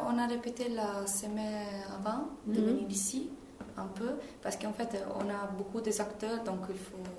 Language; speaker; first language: French; non-native, fluent; Italian